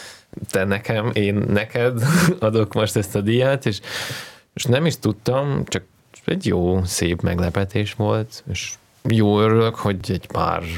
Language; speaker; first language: Hungarian; non-native, fluent; Russian